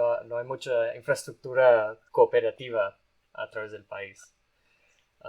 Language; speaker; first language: Spanish; non-native, fluent; English